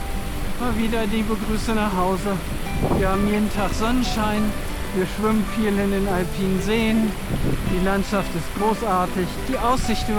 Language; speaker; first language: German; native; German